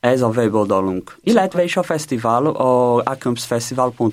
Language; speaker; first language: Hungarian; non-native, learner; Portuguese